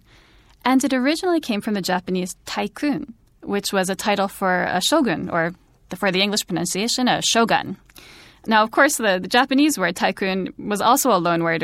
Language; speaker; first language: English; native; English